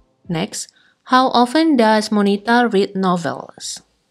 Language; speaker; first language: English; non-native, fluent; Indonesian